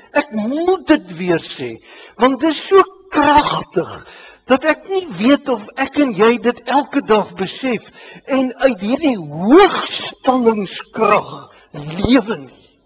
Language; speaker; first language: Afrikaans; native; Afrikaans